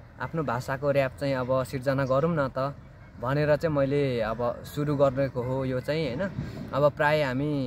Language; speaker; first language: Nepali; non-native, local second language; Limbu